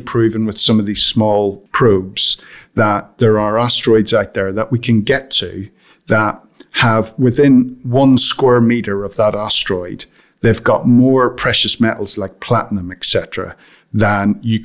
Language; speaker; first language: English; native; English